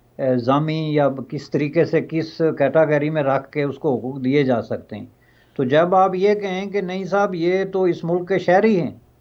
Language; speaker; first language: Urdu; non-native, local second language; Pahari-Potwari